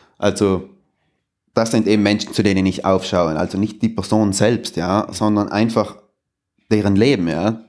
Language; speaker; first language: German; native; German